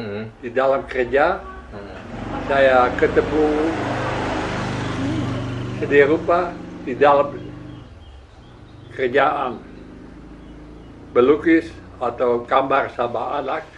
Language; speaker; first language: Indonesian; non-native, learner; Dutch